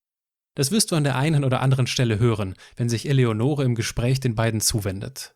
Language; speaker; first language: German; native; German